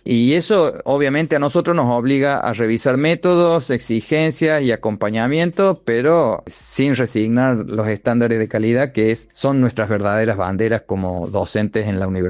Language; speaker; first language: Spanish; native; Spanish